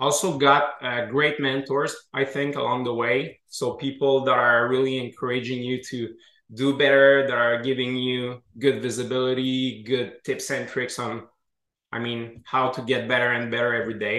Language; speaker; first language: English; non-native, fluent; French